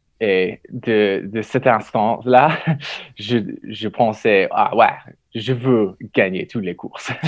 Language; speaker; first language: French; non-native, learner; English